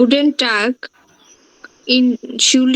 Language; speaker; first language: German; non-native, learner; Bangla